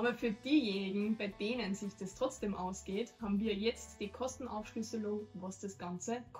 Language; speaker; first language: German; native; German